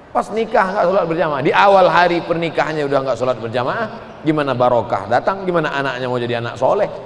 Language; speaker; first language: Indonesian; native; Indonesian